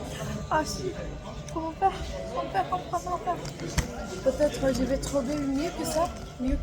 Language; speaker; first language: French; non-native, learner; Korean